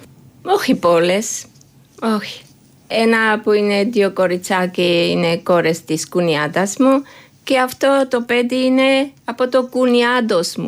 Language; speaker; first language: Greek; non-native, learner; Georgian